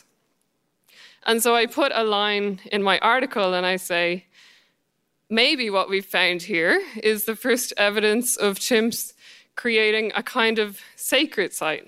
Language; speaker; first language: English; native; English